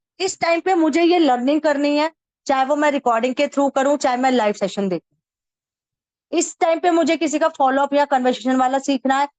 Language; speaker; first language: Hindi; native; Hindi